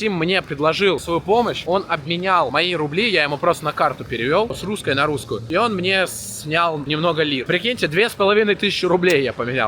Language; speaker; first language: Russian; native; Russian